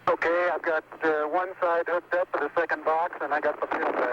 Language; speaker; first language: English; native; English